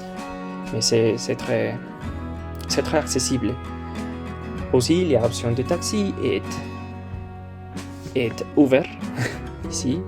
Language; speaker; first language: French; non-native, learner; Spanish